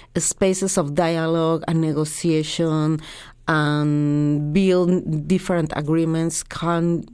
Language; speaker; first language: English; non-native, fluent; Spanish